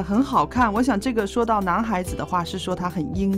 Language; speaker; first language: Chinese; native; Chinese